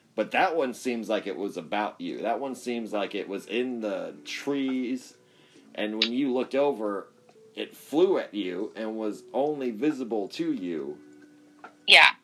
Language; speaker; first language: English; native; English